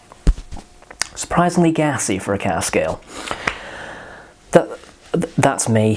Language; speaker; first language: English; native; English